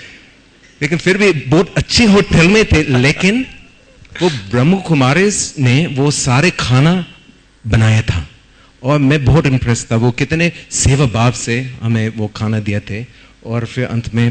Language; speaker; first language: Hindi; non-native, learner; English